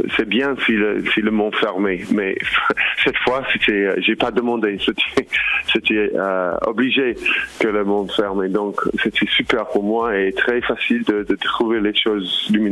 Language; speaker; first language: French; non-native, fluent; English